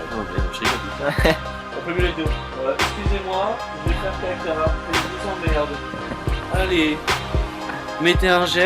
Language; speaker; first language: French; native; French